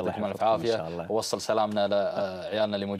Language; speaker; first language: Arabic; native; Arabic